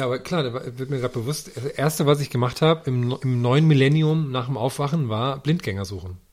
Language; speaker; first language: German; native; German